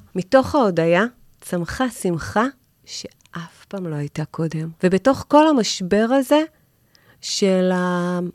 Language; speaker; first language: Hebrew; native; Hebrew